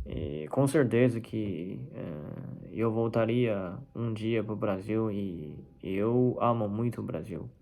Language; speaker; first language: Portuguese; non-native, fluent; Chinese